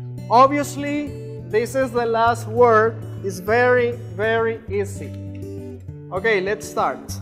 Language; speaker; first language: English; non-native, fluent; Spanish